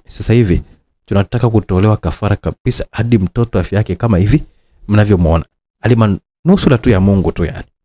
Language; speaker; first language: Swahili; native; Swahili